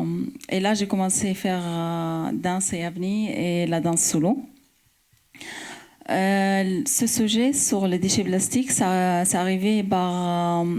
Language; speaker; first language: French; non-native, fluent; Arabic